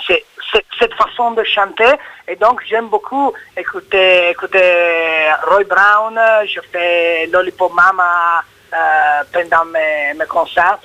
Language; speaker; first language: French; non-native, learner; Italian